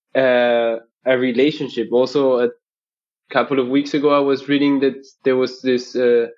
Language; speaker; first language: English; non-native, fluent; Spanish